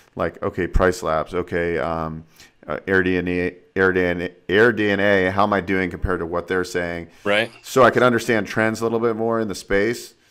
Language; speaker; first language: English; native; English